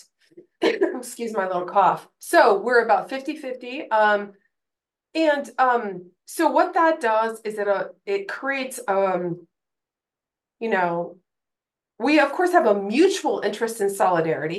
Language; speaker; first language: English; native; English